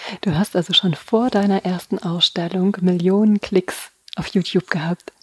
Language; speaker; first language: German; native; German